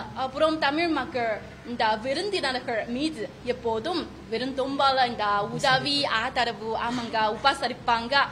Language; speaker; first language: Tamil; non-native, fluent; Chinese